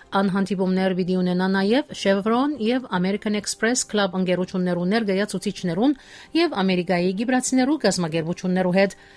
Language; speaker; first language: Armenian; early bilingual, heritage; Armenian